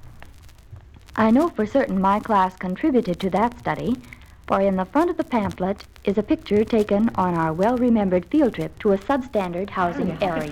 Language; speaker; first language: English; native; English